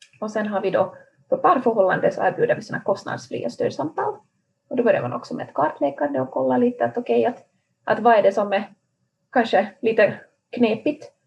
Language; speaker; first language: Swedish; native; Swedish